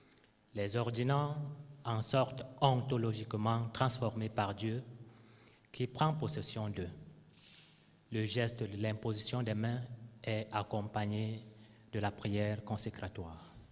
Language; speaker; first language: French; native; French